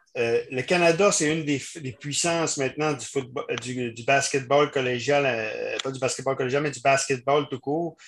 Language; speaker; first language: French; native; French